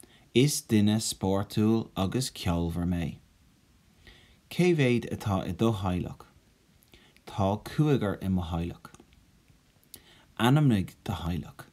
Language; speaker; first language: Irish; non-native, local second language; English